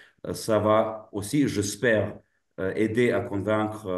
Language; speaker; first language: French; non-native, fluent; Lithuanian